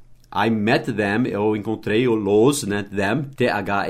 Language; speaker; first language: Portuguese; non-native, fluent; English